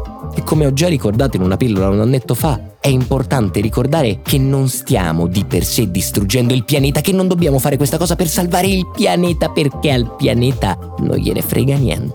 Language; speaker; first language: Italian; native; Italian